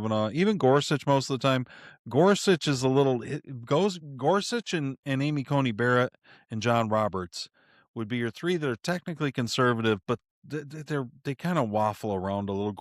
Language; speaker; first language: English; native; English